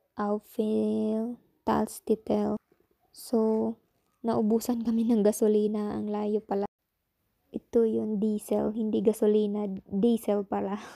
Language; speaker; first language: Filipino; non-native, local second language; Cebuano